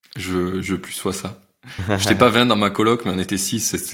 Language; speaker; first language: French; native; French